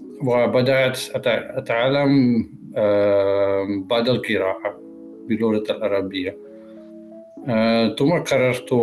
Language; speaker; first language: Arabic; non-native, learner; Dutch